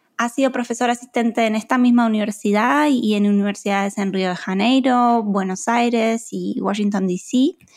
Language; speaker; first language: Spanish; native; Spanish